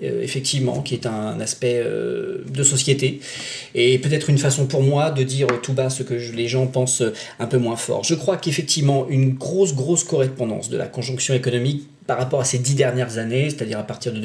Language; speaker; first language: French; native; French